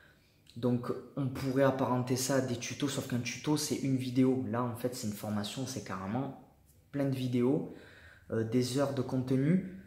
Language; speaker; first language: French; native; French